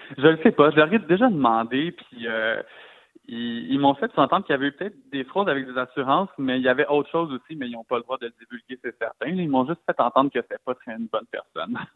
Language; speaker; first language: French; native; French